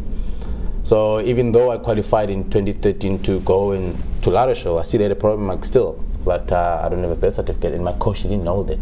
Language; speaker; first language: English; non-native, local second language; Xhosa